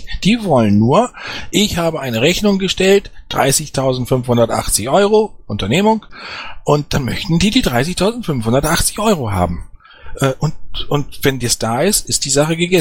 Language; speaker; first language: German; native; German